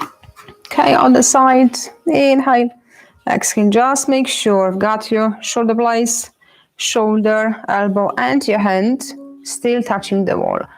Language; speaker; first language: English; non-native, fluent; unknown